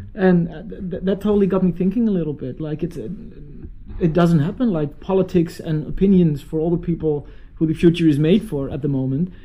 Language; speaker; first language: English; non-native, fluent; Dutch